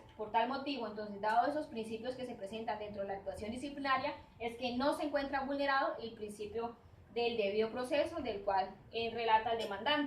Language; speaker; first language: Spanish; native; Spanish